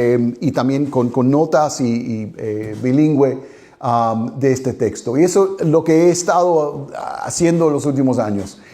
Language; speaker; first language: Spanish; non-native, fluent; English